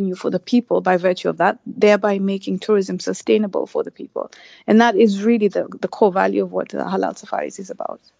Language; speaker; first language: English; non-native, local second language; Swahili